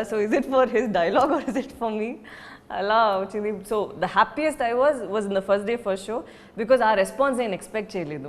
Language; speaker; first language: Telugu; non-native, learner; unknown